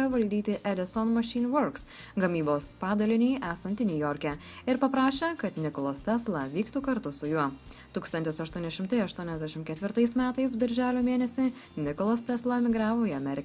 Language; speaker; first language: Lithuanian; native; Lithuanian